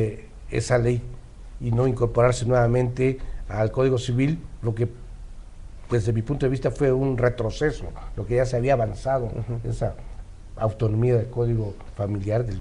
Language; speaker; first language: Spanish; native; Spanish